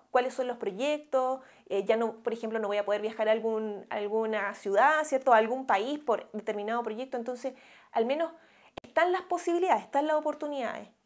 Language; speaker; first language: Spanish; native; Spanish